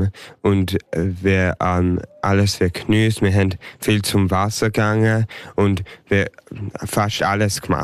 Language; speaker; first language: German; early bilingual, heritage; English